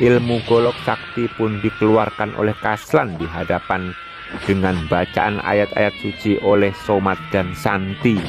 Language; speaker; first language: Indonesian; native; Indonesian